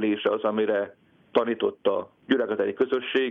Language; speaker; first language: Hungarian; native; Hungarian